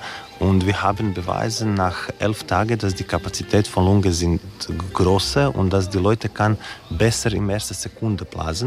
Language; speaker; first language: German; non-native, learner; Croatian